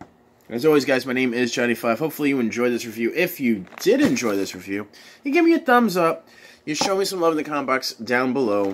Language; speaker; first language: English; native; English